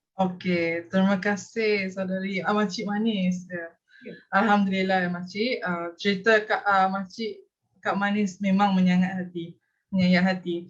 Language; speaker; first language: Malay; native; Malay